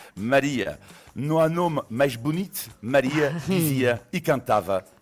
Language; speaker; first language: Portuguese; non-native, fluent; French